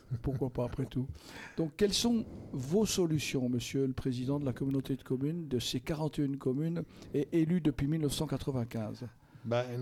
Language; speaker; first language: French; native; French